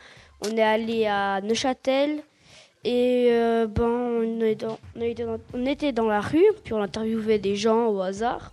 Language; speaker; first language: French; native; French